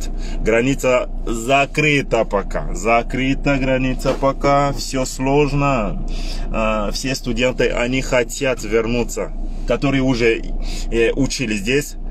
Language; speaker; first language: Russian; non-native, learner; Lingala